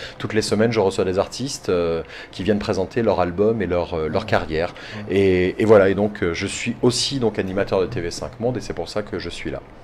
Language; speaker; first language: French; native; French